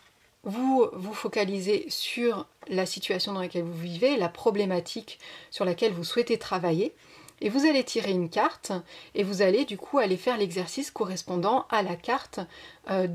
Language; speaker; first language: French; native; French